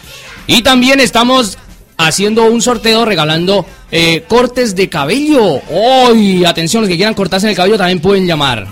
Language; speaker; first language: Spanish; native; Spanish